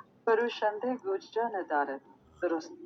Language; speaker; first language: Persian; non-native, learner; Urdu